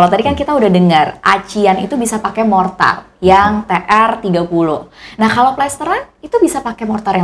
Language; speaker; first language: Indonesian; native; Indonesian